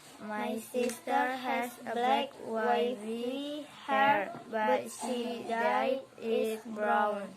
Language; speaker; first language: English; non-native, learner; Indonesian